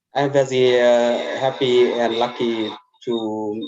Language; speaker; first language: English; non-native, learner; Vietnamese